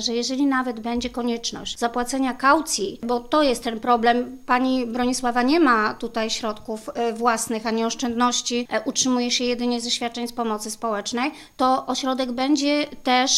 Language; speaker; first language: Polish; native; Polish